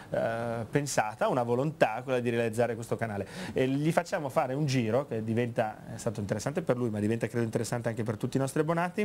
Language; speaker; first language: Italian; native; Italian